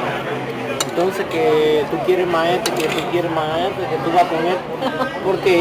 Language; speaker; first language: Spanish; native; Spanish